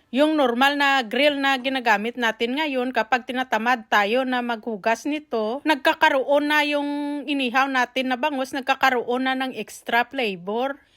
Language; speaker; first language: Filipino; non-native, local second language; Hiligaynon